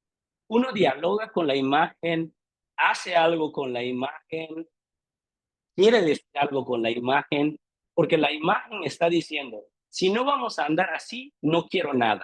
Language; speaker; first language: Spanish; non-native, local second language; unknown